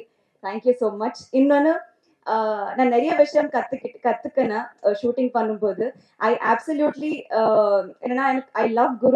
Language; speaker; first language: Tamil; non-native, learner; Telugu